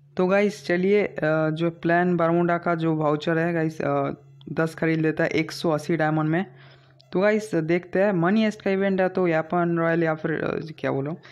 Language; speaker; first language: Hindi; non-native, local second language; Bangla